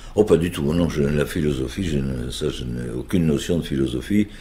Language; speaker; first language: French; native; French